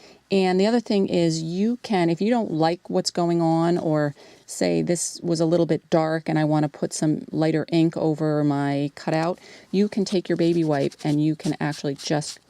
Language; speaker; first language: English; native; English